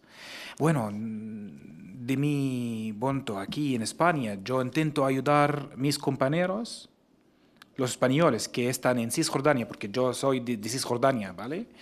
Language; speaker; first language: Spanish; non-native, fluent; Arabic